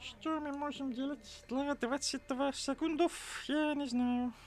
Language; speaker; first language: Russian; non-native, learner; English